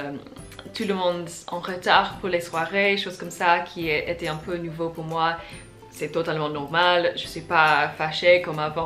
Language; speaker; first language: French; non-native, fluent; English